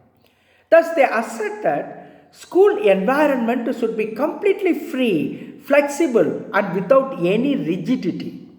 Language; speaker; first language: English; non-native, local second language; Tamil